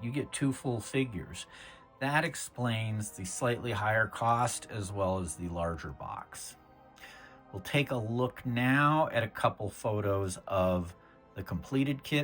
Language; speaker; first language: English; native; English